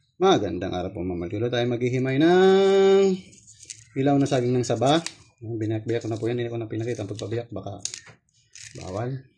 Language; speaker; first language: Filipino; non-native, local second language; Bikol